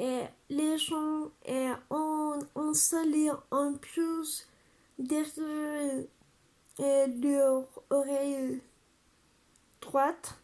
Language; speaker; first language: French; non-native, learner; Spanish